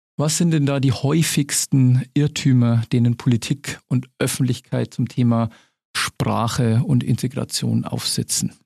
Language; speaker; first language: German; native; German